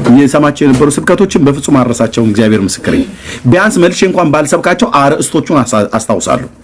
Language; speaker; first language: Amharic; native; Amharic